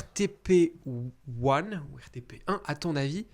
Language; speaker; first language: French; native; French